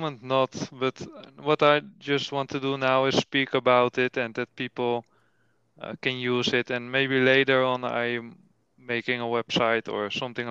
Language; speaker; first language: English; non-native, learner; Dutch